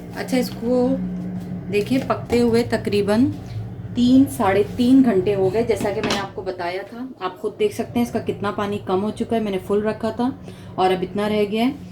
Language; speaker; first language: Urdu; native; Urdu